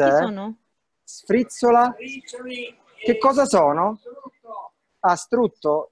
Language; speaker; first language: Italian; non-native, fluent; Japanese